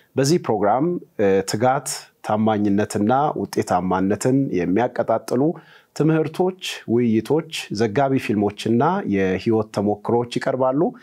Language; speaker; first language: Amharic; native; Amharic